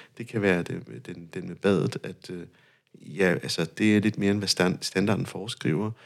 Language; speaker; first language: Danish; non-native, fluent; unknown